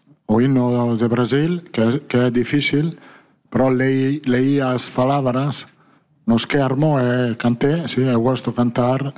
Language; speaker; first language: Portuguese; non-native, learner; Italian